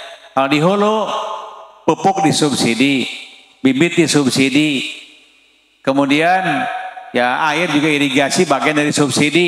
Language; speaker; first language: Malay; non-native, local second language; Sundanese